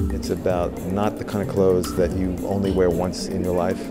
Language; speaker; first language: English; native; English